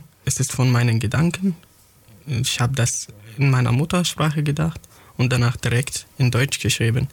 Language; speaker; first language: German; non-native, fluent; Arabic